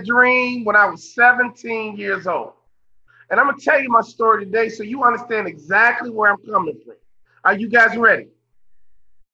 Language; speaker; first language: English; native; English